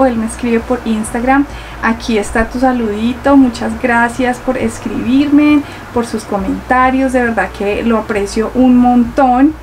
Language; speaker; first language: Spanish; native; Spanish